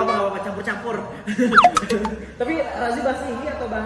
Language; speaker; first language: Indonesian; native; Indonesian